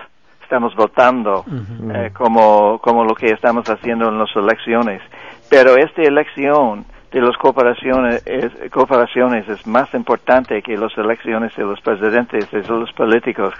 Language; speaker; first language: Spanish; non-native, fluent; English